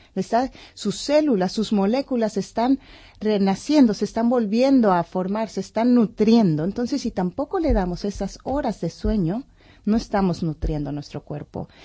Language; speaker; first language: Spanish; native; Spanish